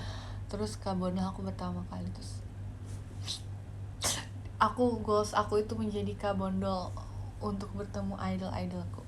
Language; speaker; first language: Indonesian; native; Indonesian